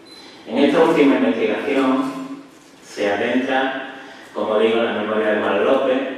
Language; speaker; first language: Spanish; native; Spanish